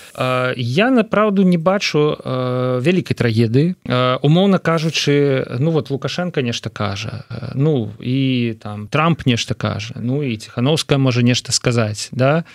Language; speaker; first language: Belarusian; non-native, local second language; Russian